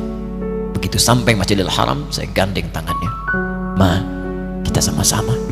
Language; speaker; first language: Indonesian; native; Indonesian